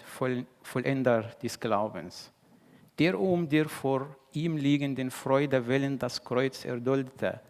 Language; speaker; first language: German; non-native, fluent; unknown